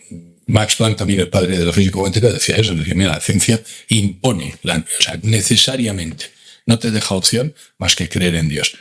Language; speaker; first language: Spanish; native; Spanish